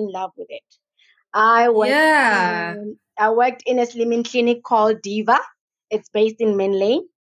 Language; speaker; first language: English; non-native, local second language; Tswana